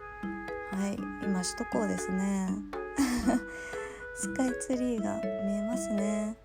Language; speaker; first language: Japanese; native; Japanese